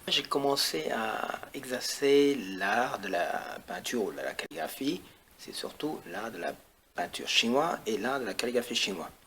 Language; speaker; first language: French; non-native, fluent; Chinese